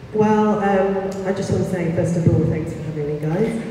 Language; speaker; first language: English; native; English